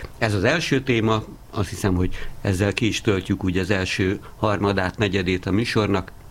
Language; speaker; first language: Hungarian; native; Hungarian